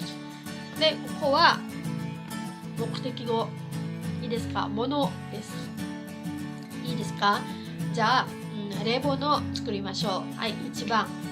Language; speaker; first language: Japanese; non-native, fluent; Cebuano